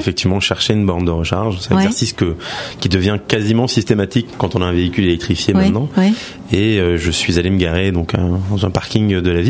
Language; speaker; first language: French; native; French